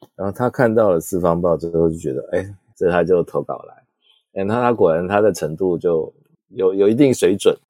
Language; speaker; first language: Chinese; native; Chinese